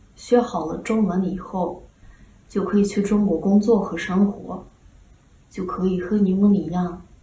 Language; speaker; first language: Chinese; non-native, fluent; Ukrainian